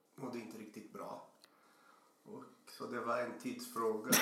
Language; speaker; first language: Swedish; non-native, fluent; Portuguese